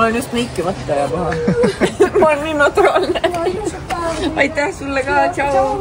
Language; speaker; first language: Estonian; native; Estonian